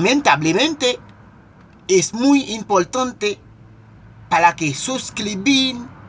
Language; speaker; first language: Spanish; non-native, local second language; Haitian Creole